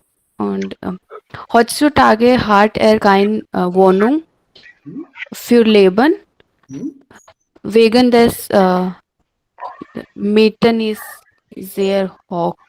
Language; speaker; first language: German; non-native, learner; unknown